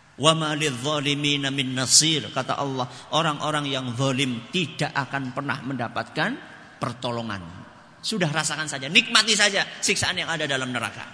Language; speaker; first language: Indonesian; non-native, local second language; Javanese